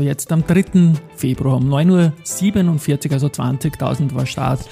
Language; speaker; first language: German; native; German